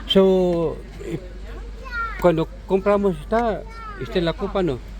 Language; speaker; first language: Spanish; non-native, learner; Filipino